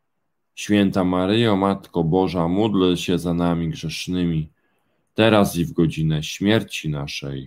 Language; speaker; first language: Polish; native; Polish